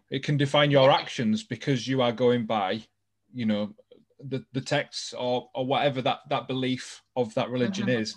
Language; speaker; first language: English; native; English